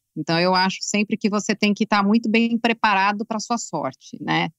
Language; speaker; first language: Portuguese; native; Portuguese